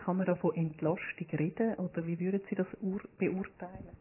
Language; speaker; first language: German; native; German